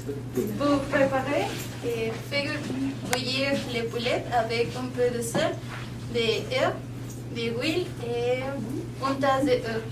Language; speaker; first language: French; non-native, learner; Spanish